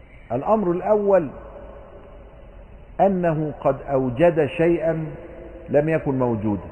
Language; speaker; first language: Arabic; native; Arabic